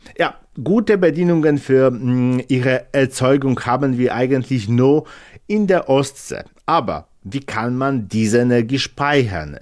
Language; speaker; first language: German; non-native, fluent; Polish